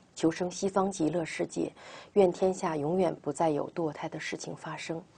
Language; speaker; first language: Chinese; native; Chinese